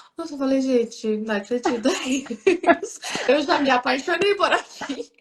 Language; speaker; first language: Portuguese; non-native, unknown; Persian